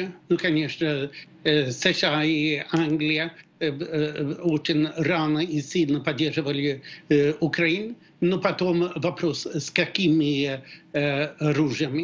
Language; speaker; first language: Russian; non-native, fluent; Swedish